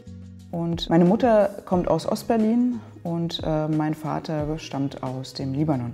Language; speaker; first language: German; native; German